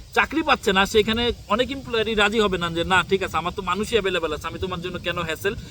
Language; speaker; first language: Bangla; native; Bangla